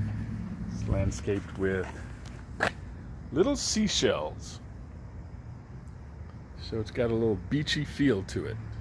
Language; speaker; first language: English; native; English